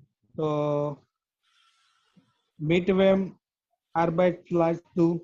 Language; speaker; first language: German; non-native, learner; Gujarati